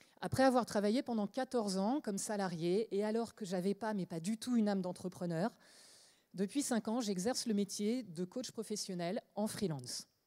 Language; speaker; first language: French; native; French